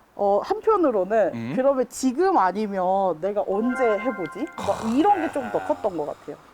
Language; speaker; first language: Korean; native; Korean